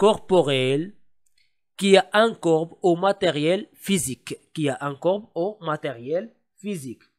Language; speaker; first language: French; non-native, local second language; Arabic